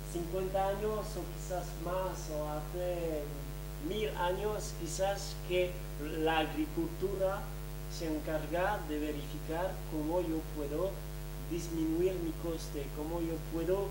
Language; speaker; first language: Spanish; non-native, fluent; French